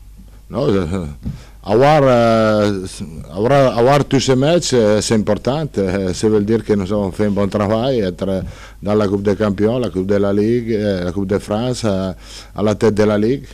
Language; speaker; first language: French; non-native, learner; Italian